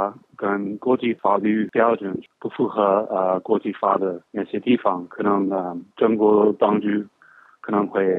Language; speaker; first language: Chinese; non-native, fluent; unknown